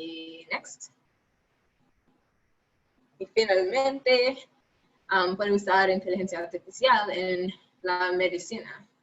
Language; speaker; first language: Spanish; non-native, learner; English